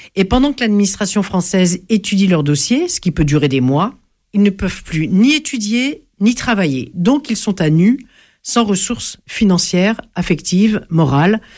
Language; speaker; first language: French; native; French